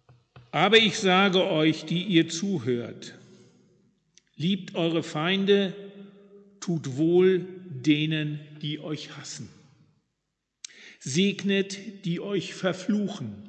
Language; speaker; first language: German; native; German